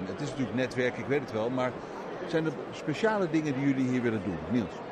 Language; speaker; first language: Dutch; native; Dutch